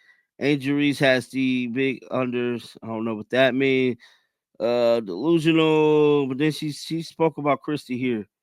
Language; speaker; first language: English; native; English